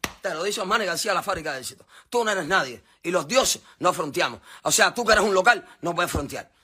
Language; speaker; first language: Spanish; native; Spanish